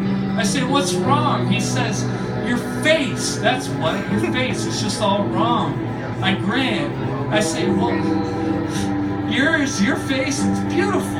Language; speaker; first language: English; native; English